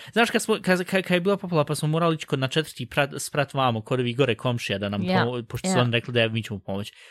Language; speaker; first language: Bosnian; early bilingual, heritage; Bosnian